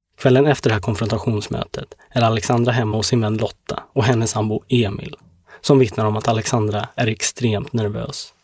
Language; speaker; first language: Swedish; native; Swedish